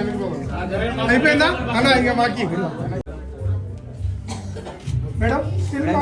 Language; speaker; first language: Telugu; native; Telugu